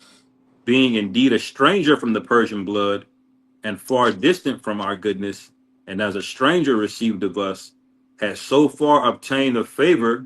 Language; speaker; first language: English; native; English